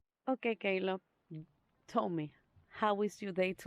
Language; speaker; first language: English; non-native, learner; Spanish